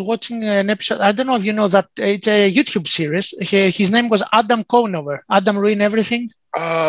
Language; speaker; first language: English; non-native, fluent; Greek